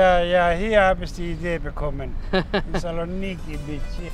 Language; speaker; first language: German; non-native, learner; Greek